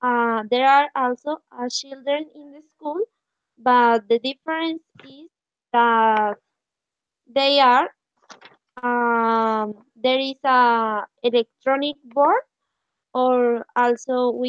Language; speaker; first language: English; non-native, learner; Spanish